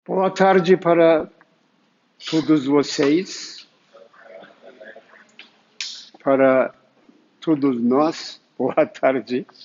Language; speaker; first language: Portuguese; non-native, fluent; Turkish